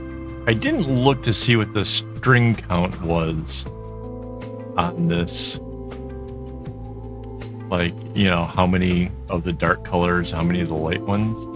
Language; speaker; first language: English; native; English